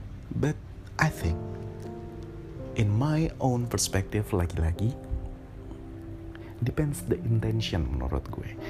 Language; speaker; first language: English; non-native, learner; Indonesian